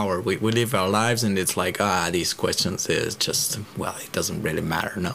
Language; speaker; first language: English; non-native, fluent; German